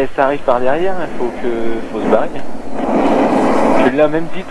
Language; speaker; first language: French; native; French